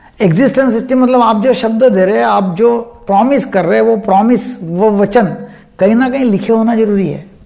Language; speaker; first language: Hindi; non-native, local second language; Marathi